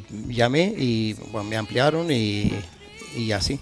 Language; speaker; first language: Spanish; non-native, fluent; Swedish